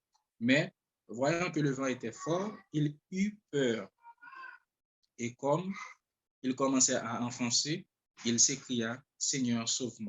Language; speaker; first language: French; non-native, local second language; Haitian Creole